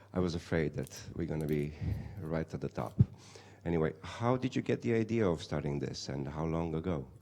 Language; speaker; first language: English; non-native, fluent; Romanian